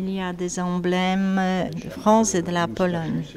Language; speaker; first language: French; non-native, learner; Polish